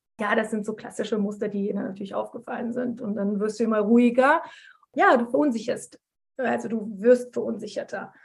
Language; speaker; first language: German; early bilingual, other home language; Turkish